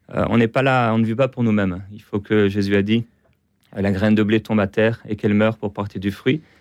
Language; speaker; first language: French; native; French